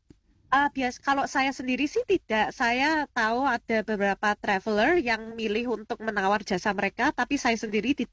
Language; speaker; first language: Indonesian; early bilingual, heritage; Indonesian